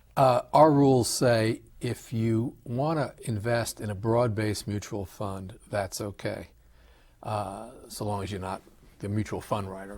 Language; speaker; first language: English; native; English